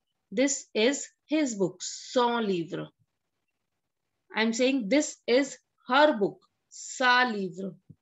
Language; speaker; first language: English; non-native, local second language; Hindi